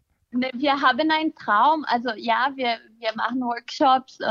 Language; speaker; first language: German; non-native, fluent; Portuguese